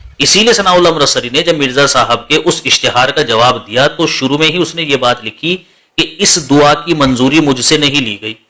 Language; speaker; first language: Urdu; native; Urdu